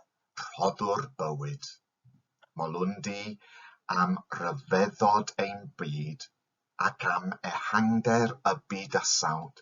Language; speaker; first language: Welsh; non-native, fluent; English